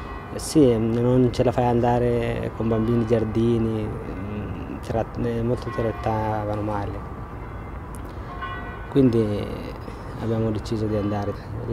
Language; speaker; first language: Italian; non-native, learner; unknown